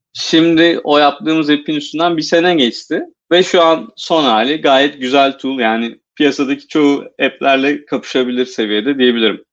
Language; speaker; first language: Turkish; native; Turkish